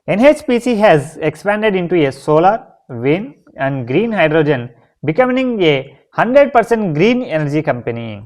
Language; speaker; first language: English; non-native, local second language; Telugu